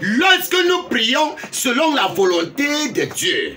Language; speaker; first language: French; non-native, local second language; English